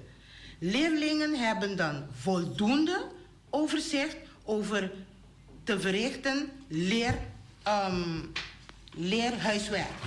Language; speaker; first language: Dutch; non-native, local second language; Papiamento